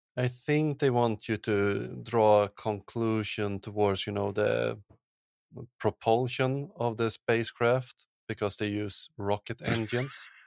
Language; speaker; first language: English; non-native, fluent; Swedish